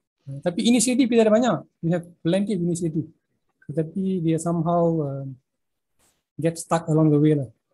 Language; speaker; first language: English; non-native, local second language; Malay